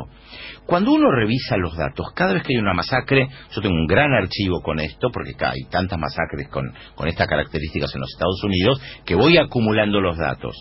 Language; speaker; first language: Spanish; native; Spanish